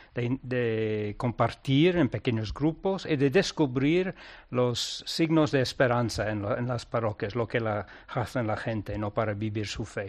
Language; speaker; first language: Spanish; non-native, fluent; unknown